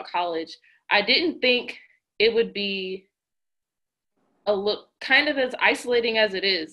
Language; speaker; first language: English; native; English